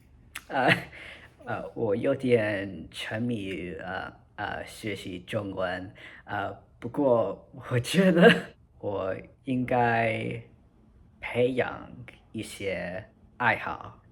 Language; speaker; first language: Chinese; non-native, learner; English